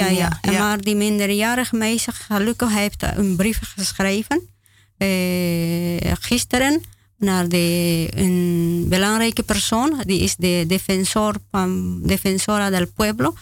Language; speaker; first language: Dutch; non-native, learner; Spanish